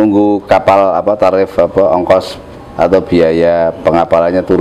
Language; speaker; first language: Indonesian; native; Indonesian